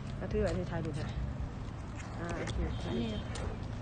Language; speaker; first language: Korean; non-native, learner; Thai